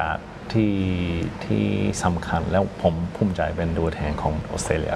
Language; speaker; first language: Thai; non-native, fluent; English